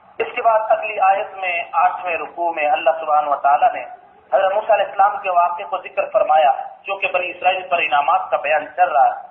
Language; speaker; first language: Urdu; non-native, local second language; Punjabi